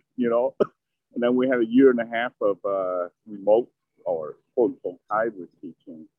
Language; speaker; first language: English; early bilingual, other home language; Vietnamese